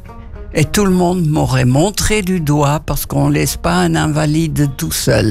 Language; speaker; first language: French; non-native, fluent; Dutch